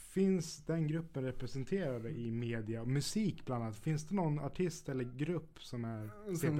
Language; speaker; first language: Swedish; native; Swedish